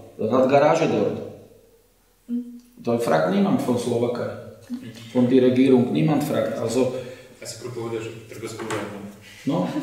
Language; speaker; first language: German; non-native, learner; Slovak